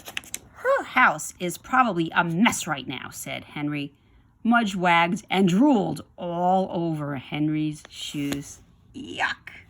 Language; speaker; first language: English; native; English